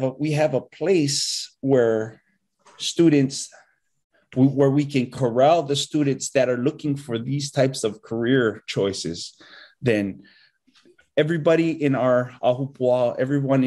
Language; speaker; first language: English; native; English